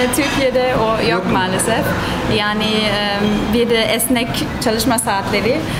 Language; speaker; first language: Turkish; non-native, fluent; German